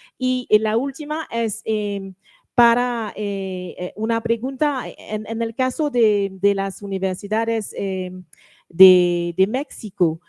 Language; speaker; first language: Spanish; non-native, learner; French